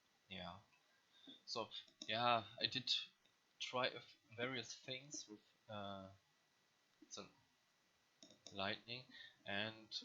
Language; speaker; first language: English; non-native, learner; German